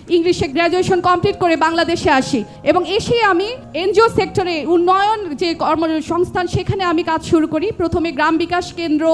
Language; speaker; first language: Bangla; non-native, local second language; Santali